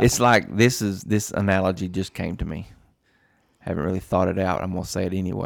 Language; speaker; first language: English; native; English